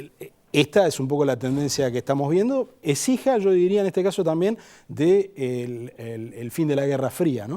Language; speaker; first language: Spanish; native; Spanish